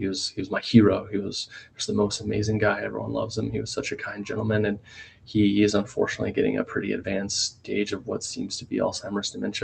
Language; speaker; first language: English; native; English